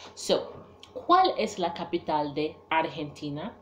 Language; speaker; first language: Spanish; non-native, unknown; English